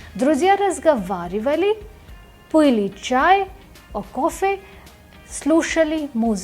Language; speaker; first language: Russian; non-native, fluent; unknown